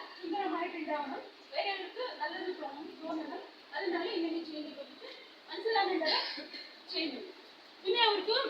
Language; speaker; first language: Malayalam; non-native, learner; Kannada